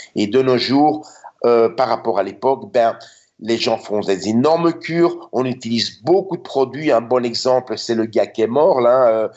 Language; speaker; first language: French; native; French